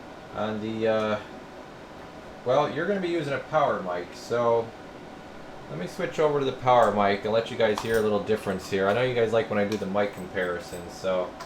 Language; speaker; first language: English; native; English